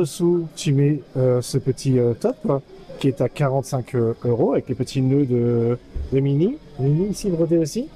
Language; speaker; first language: French; native; French